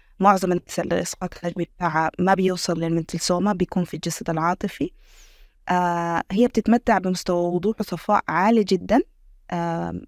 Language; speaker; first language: Arabic; native; Arabic